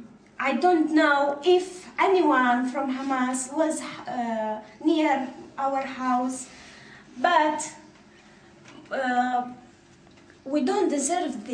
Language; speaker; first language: English; non-native, learner; Arabic